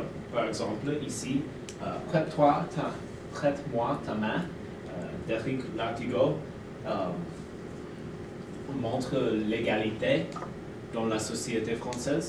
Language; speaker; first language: French; non-native, learner; English